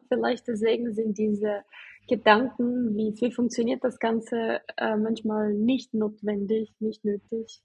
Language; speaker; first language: German; non-native, fluent; Portuguese